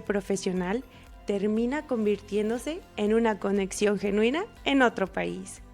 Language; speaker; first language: Spanish; native; Spanish